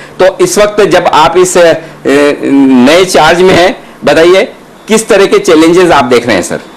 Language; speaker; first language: Hindi; native; Hindi